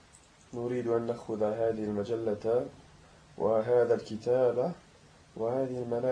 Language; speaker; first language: Arabic; non-native, learner; French